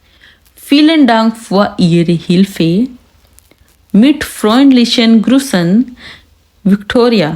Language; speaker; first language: German; non-native, fluent; Urdu